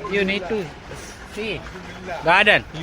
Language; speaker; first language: English; non-native, learner; Gujarati